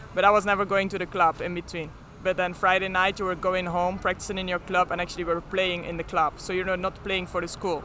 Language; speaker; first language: English; non-native, fluent; Dutch